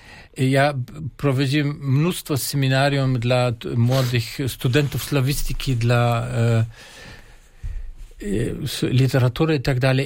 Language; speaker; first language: Polish; non-native, fluent; German